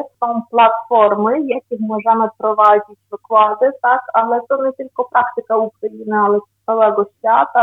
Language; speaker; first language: Polish; non-native, fluent; Ukrainian